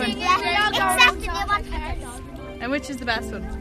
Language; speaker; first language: English; native; English